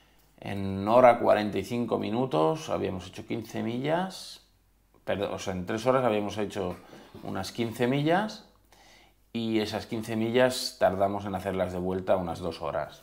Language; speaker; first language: Spanish; native; Spanish